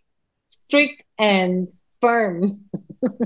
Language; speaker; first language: English; non-native, local second language; Cantonese